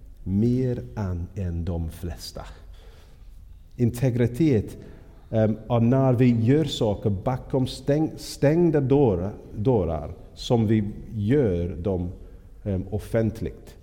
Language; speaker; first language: Swedish; non-native, fluent; English